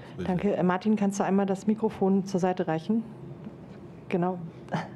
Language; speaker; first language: German; native; German